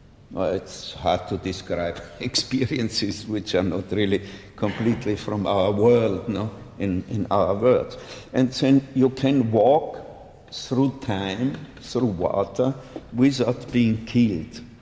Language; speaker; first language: English; non-native, fluent; German